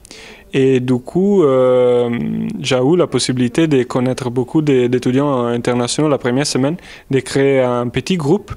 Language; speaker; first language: French; non-native, fluent; Italian